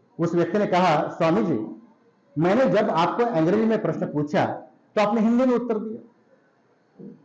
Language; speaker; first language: Hindi; non-native, local second language; Marathi